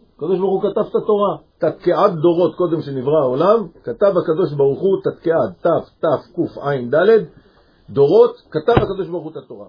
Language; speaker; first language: Hebrew; native; Hebrew